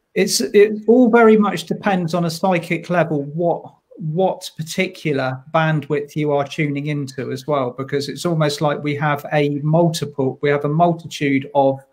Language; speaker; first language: English; native; English